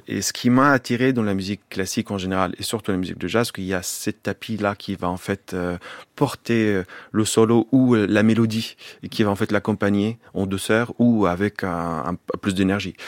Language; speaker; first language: French; non-native, fluent; Arabic